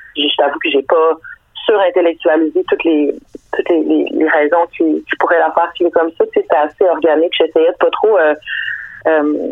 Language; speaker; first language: French; early bilingual, other home language; Danish